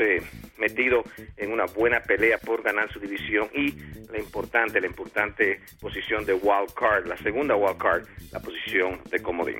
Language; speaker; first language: Spanish; native; Spanish